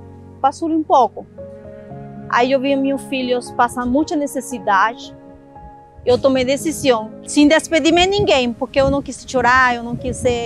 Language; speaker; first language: Portuguese; non-native, learner; Spanish